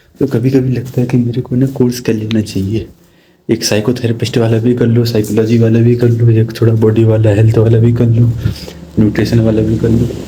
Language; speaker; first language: Hindi; native; Hindi